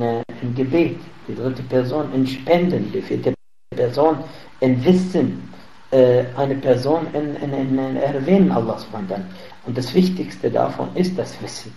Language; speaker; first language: German; non-native, fluent; Arabic